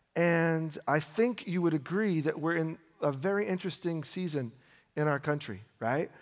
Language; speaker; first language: English; native; English